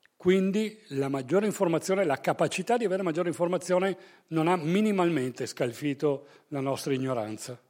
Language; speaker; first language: Italian; native; Italian